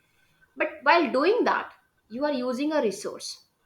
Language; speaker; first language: English; non-native, local second language; Hindi